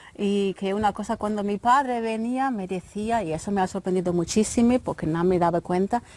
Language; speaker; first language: Spanish; non-native, learner; German